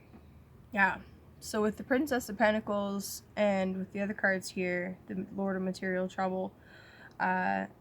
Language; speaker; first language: English; native; English